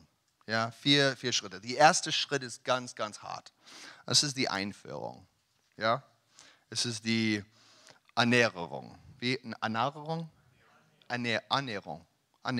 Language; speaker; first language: German; non-native, learner; English